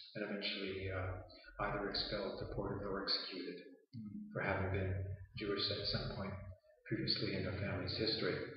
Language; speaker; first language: English; non-native, local second language; Yiddish